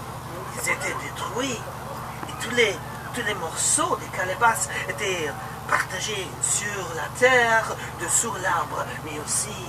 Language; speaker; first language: French; non-native, local second language; Luxembourgish